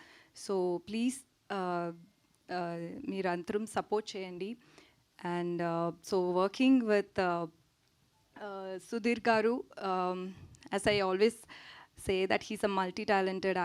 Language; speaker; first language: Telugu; non-native, local second language; Tamil